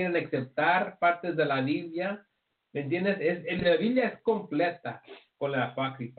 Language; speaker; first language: Spanish; early bilingual, heritage; Spanish